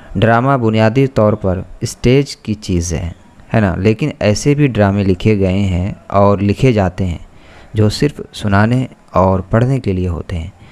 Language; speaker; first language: Hindi; native; Hindi